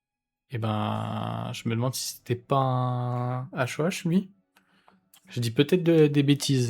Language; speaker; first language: French; native; French